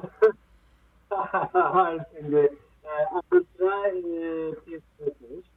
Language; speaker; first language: English; non-native, learner; Turkish